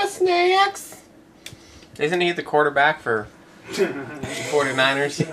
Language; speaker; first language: English; native; English